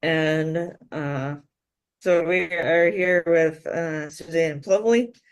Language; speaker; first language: English; native; English